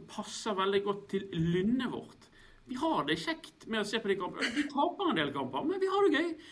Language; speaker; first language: Norwegian; native; Norwegian